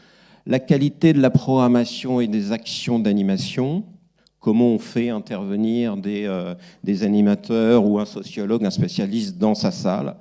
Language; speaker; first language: French; native; French